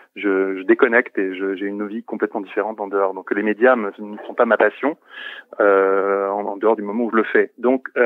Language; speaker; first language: French; native; French